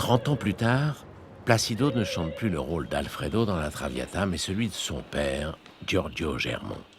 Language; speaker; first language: French; native; French